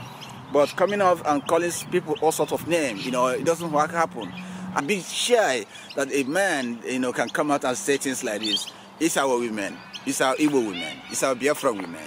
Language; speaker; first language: English; non-native, local second language; Igbo